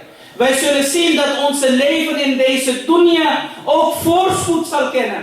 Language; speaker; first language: Dutch; early bilingual, other home language; Urdu